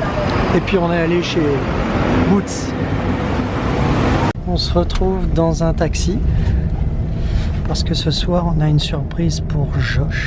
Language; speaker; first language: French; native; French